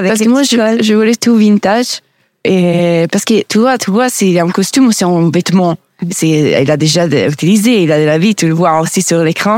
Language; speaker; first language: French; non-native, learner; Italian